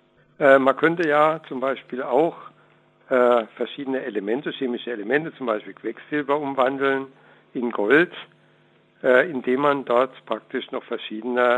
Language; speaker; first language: German; native; German